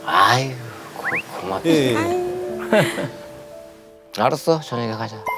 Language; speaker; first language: Korean; native; Korean